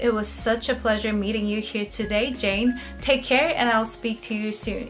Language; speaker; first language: English; non-native, fluent; Chinese